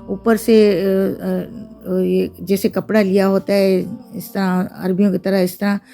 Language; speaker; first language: Urdu; native; Urdu